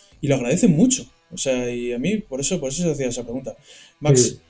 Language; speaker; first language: Spanish; native; Spanish